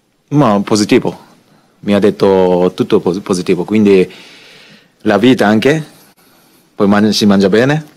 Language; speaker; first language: Italian; non-native, learner; Japanese